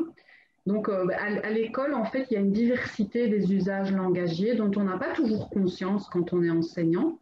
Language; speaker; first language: French; native; French